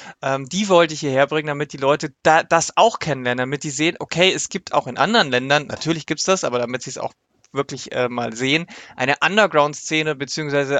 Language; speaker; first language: German; native; German